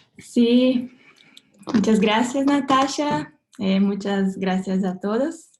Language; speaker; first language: Spanish; non-native, fluent; Portuguese